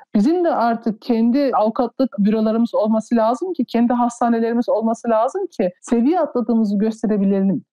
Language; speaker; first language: Turkish; early bilingual, heritage; Turkish